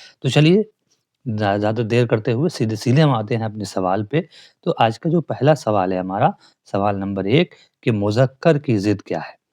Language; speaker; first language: Urdu; native; Urdu